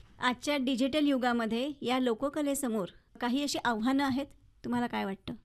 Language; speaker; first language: Marathi; native; Marathi